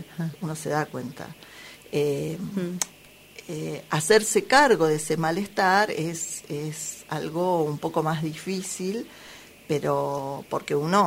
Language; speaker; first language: Spanish; native; Spanish